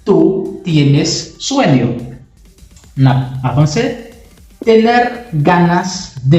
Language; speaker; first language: Spanish; non-native, learner; Haitian Creole